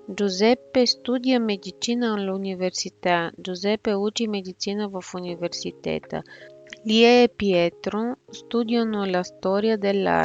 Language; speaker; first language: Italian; non-native, fluent; Bulgarian